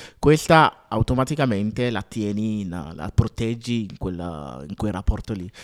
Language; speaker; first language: Italian; early bilingual, other home language; Akan